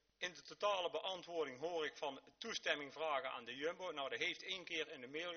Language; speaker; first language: Dutch; native; Dutch